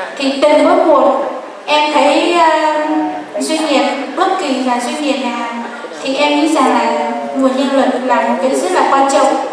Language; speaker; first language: Vietnamese; non-native, local second language; Hmong